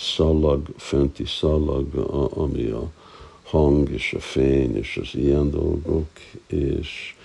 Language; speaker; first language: Hungarian; non-native, fluent; English